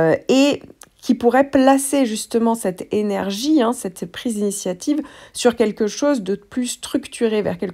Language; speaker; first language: French; native; French